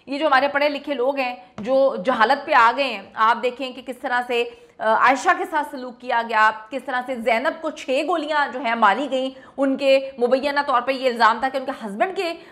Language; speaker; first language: Urdu; native; Urdu